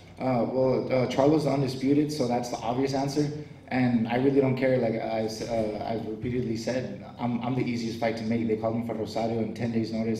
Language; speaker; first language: English; early bilingual, other home language; Spanish